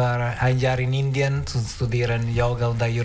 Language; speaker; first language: German; non-native, learner; Italian